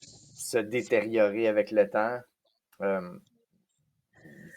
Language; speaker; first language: French; native; French